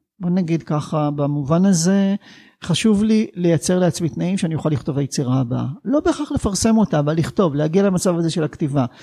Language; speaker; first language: Hebrew; native; Hebrew